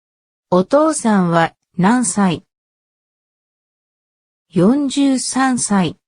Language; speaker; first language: Japanese; non-native, learner; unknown